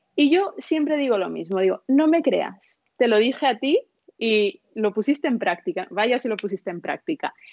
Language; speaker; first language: Spanish; early bilingual, other home language; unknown